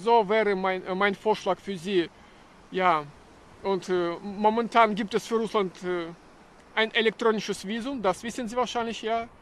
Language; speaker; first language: German; non-native, fluent; Russian